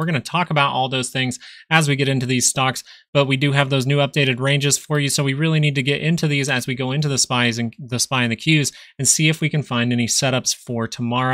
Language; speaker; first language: English; native; English